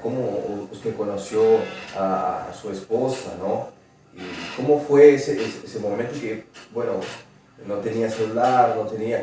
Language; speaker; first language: Spanish; non-native, fluent; Portuguese